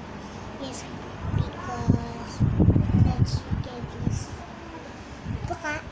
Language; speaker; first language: English; non-native, learner; Filipino